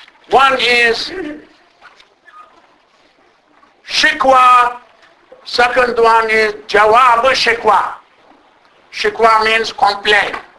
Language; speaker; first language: English; non-native, fluent; Turkish